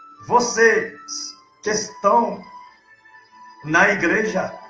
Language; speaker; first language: Portuguese; non-native, learner; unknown